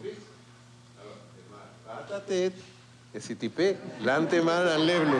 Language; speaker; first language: French; non-native, fluent; Spanish